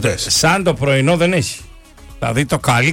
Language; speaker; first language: Greek; native; Greek